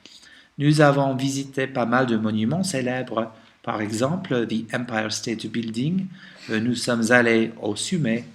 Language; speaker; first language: French; non-native, learner; English